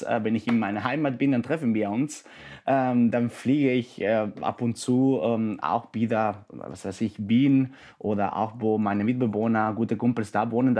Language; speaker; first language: German; non-native, fluent; Spanish